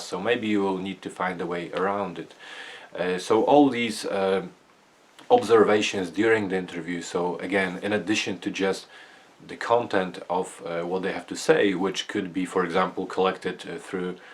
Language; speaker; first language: English; non-native, fluent; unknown